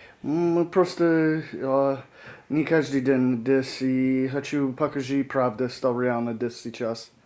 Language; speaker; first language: Russian; non-native, learner; English